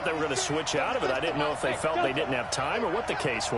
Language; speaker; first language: English; native; English